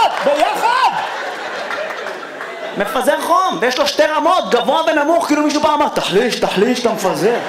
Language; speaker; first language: Hebrew; native; Hebrew